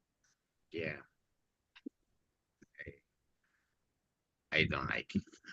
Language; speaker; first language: English; non-native, learner; Spanish